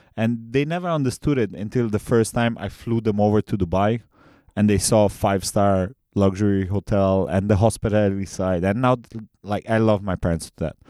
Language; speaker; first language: English; non-native, fluent; Romanian